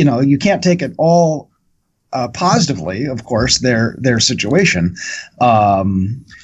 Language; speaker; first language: English; native; English